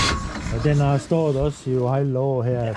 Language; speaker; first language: Danish; non-native, learner; Estonian